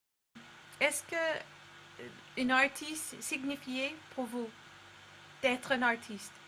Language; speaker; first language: French; non-native, learner; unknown